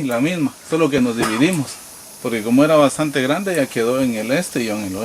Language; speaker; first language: Spanish; native; Spanish